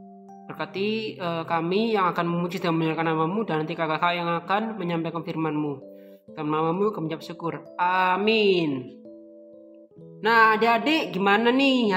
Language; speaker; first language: Indonesian; native; Indonesian